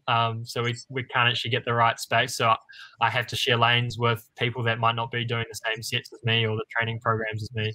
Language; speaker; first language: English; native; English